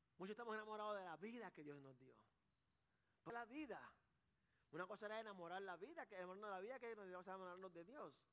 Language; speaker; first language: Spanish; native; Spanish